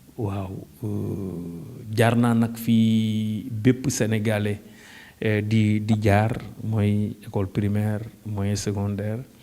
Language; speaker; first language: Wolof; native; Wolof